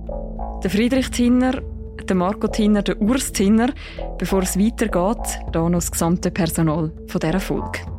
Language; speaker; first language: German; native; German